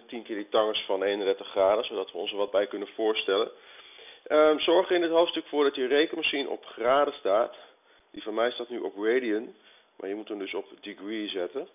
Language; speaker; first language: Dutch; native; Dutch